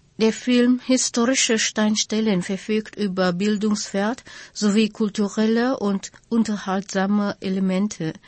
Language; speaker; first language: German; non-native, fluent; Vietnamese